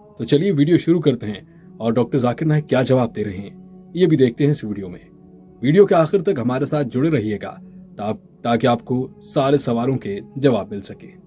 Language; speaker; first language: Urdu; native; Urdu